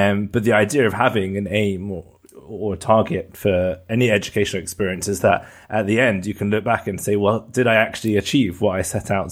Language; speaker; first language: English; native; English